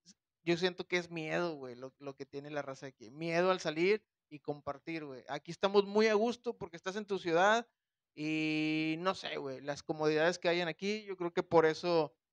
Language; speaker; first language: Spanish; native; Spanish